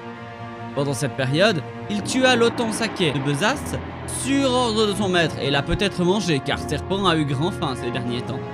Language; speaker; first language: French; native; French